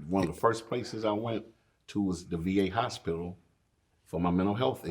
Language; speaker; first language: English; native; English